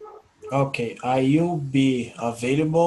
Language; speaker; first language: English; non-native, learner; Portuguese